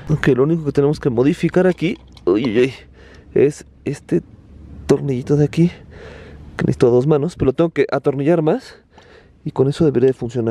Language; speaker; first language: Spanish; native; Spanish